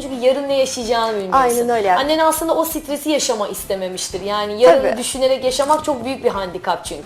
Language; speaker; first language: Turkish; native; Turkish